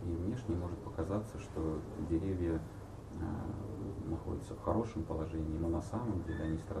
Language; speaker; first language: Russian; native; Russian